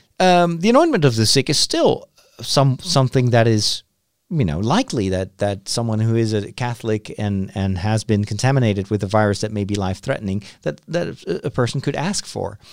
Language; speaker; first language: English; non-native, fluent; Dutch